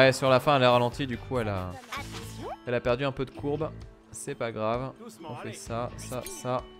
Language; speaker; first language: French; native; French